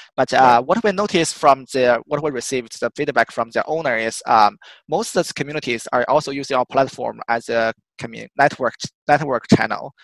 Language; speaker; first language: English; non-native, fluent; Chinese